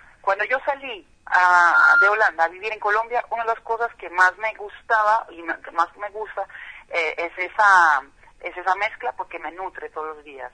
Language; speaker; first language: Spanish; non-native, fluent; Dutch